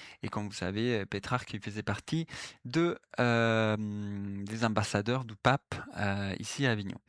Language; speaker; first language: French; native; French